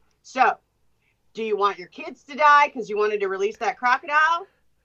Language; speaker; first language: English; native; English